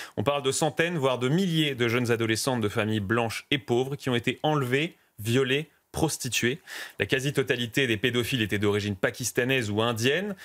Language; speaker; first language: French; native; French